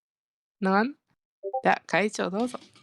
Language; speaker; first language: Japanese; non-native, fluent; Malay